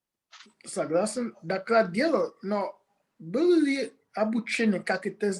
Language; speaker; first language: Russian; non-native, fluent; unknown